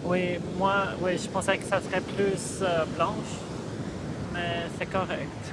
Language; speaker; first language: French; non-native, fluent; Portuguese